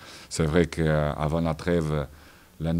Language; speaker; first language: French; non-native, fluent; Portuguese